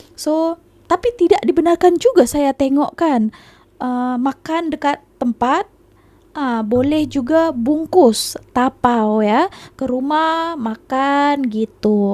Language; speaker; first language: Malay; non-native, local second language; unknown